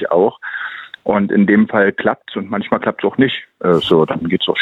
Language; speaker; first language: German; native; German